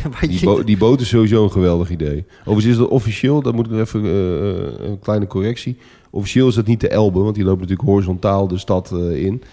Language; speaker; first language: Dutch; native; Dutch